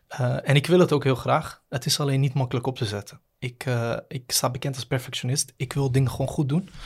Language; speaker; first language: Dutch; native; Dutch